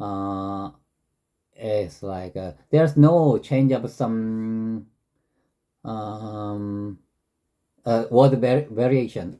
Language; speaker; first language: English; non-native, learner; Korean